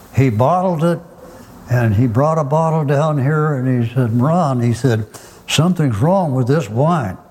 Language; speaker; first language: English; native; English